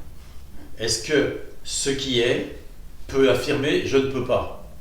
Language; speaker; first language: French; native; French